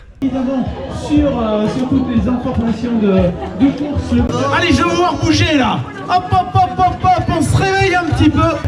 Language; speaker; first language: French; native; French